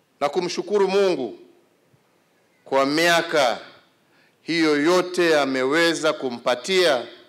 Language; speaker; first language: Swahili; non-native, local second language; Kikuyu